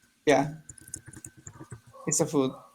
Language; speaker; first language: English; non-native, learner; Spanish